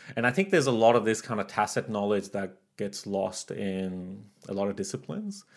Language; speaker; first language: English; native; English